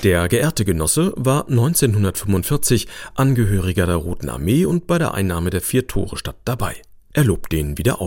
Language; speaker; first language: German; native; German